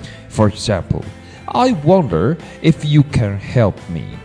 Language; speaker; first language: English; non-native, fluent; Chinese